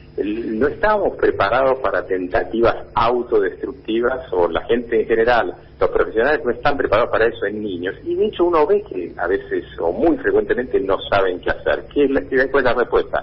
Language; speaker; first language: Spanish; native; Spanish